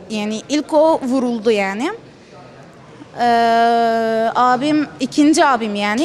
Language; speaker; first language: Turkish; early bilingual, other home language; Arabic